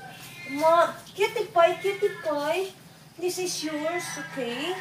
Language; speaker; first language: English; non-native, learner; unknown